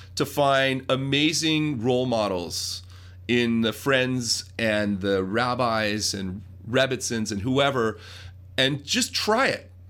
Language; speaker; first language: English; native; English